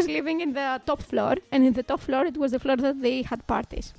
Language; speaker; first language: English; non-native, fluent; Greek